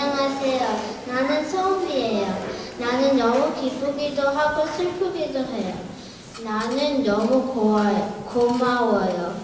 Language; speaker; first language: Korean; early bilingual, heritage; Korean